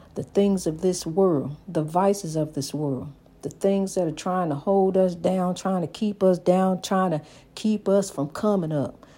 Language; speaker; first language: English; native; English